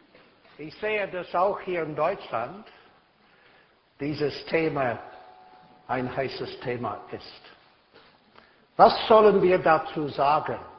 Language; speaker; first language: German; non-native, fluent; English